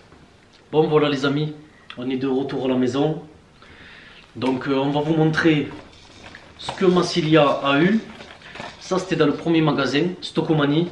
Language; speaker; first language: French; native; French